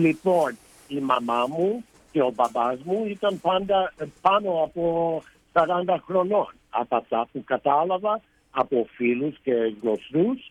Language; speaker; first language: Greek; early bilingual, heritage; Greek